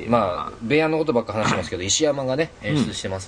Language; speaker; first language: Japanese; native; Japanese